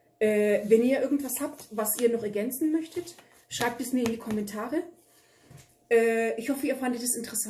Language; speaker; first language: German; early bilingual, other home language; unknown